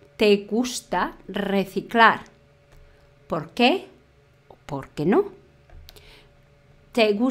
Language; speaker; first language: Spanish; non-native, fluent; English